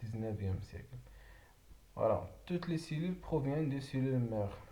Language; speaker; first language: French; non-native, local second language; Arabic